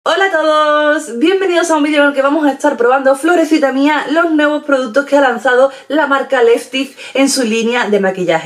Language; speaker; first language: Spanish; native; Spanish